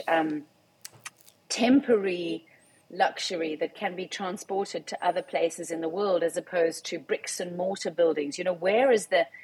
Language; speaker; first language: English; native; English